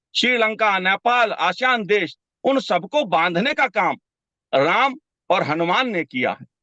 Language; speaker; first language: Hindi; native; Hindi